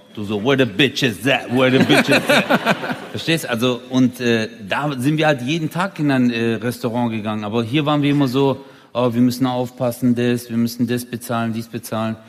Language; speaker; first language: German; early bilingual, other home language; Turkish